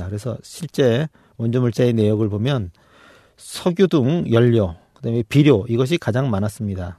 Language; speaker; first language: Korean; native; Korean